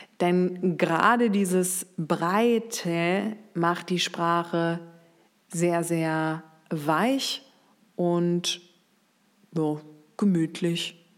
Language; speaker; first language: German; native; German